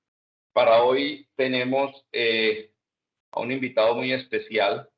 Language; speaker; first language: Spanish; native; Spanish